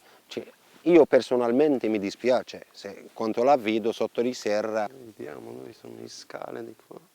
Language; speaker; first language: Italian; non-native, fluent; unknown